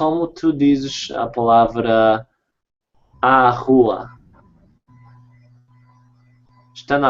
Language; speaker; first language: Portuguese; non-native, fluent; English